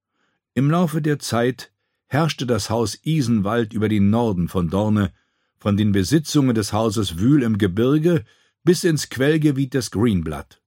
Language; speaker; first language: German; native; German